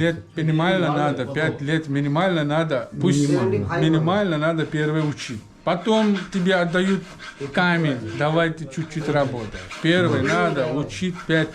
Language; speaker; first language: Russian; non-native, learner; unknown